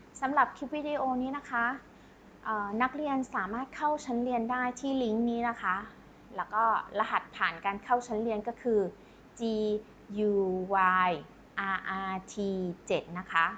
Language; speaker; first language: Thai; native; Thai